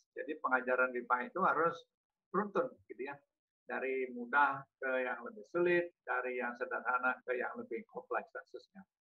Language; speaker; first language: Indonesian; native; Indonesian